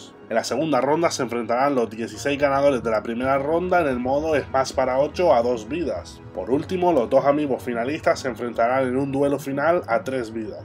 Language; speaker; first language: Spanish; native; Spanish